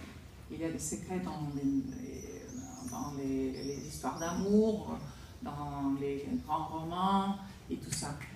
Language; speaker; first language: French; non-native, fluent; Spanish